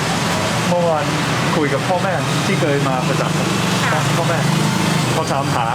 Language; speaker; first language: Thai; non-native, fluent; English